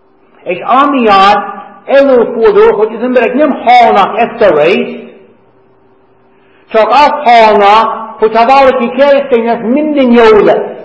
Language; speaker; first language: Hungarian; non-native, fluent; English